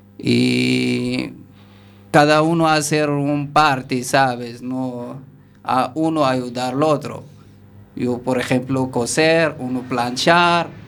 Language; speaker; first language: Spanish; non-native, learner; Arabic